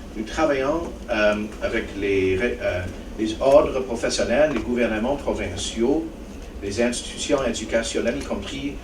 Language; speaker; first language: French; non-native, local second language; English